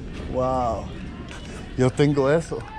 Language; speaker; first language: Spanish; non-native, learner; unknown